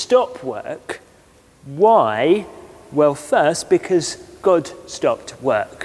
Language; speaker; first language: English; native; English